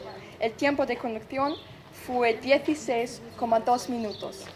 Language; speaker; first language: Spanish; non-native, learner; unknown